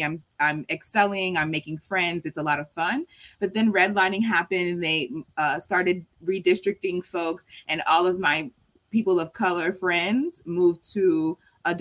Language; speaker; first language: English; native; English